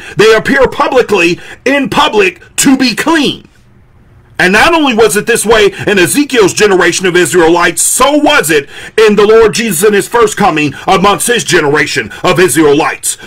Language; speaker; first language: English; native; English